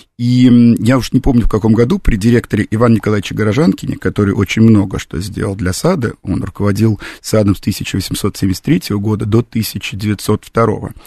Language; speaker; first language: Russian; native; Russian